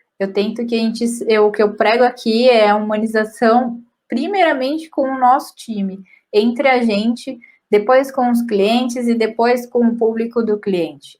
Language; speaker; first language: Portuguese; native; Portuguese